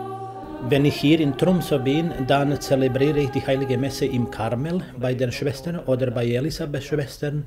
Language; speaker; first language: German; non-native, fluent; Croatian